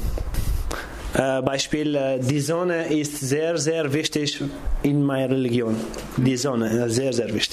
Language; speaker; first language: German; non-native, learner; Kurdish